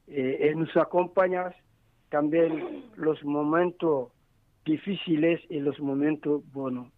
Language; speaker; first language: Spanish; non-native, learner; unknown